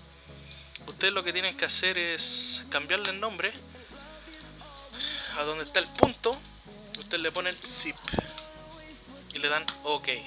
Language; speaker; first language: Spanish; native; Spanish